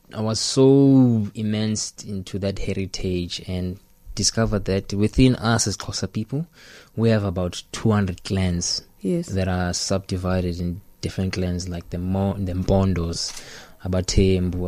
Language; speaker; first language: English; non-native, local second language; Xhosa